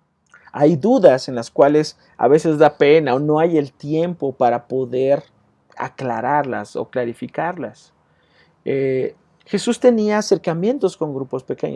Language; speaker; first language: Spanish; native; Spanish